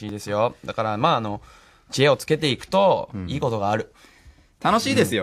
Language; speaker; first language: Japanese; native; Japanese